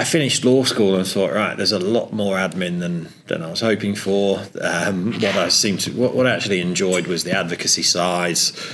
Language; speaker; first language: English; native; English